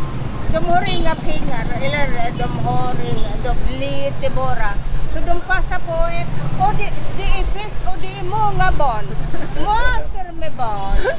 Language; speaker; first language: Swedish; non-native, learner; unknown